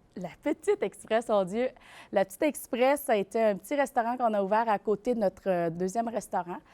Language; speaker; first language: French; early bilingual, other home language; Vietnamese